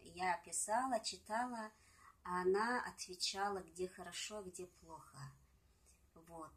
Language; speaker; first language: Russian; non-native, local second language; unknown